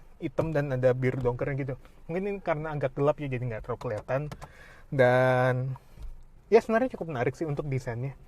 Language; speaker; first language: Indonesian; native; Indonesian